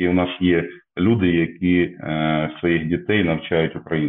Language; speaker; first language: Ukrainian; non-native, local second language; Russian